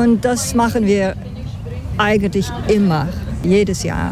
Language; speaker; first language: German; non-native, fluent; Dutch